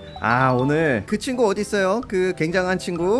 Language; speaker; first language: Korean; native; Korean